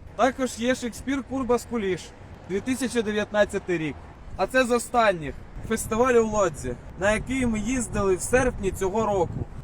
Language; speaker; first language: Ukrainian; non-native, local second language; Russian